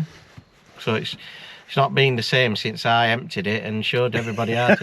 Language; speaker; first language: English; native; English